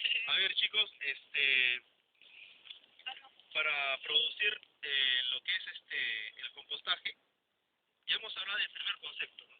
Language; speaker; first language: Spanish; native; Spanish